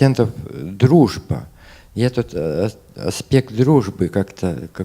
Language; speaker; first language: Russian; non-native, fluent; Lithuanian